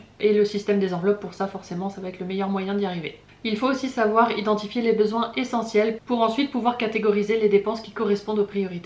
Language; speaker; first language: French; native; French